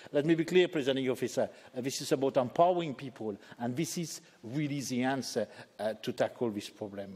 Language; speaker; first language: English; native; English